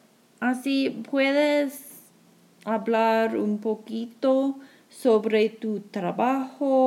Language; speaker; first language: Spanish; non-native, fluent; English